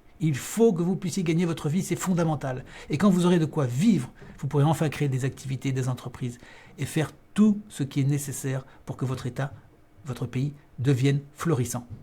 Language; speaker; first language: French; native; French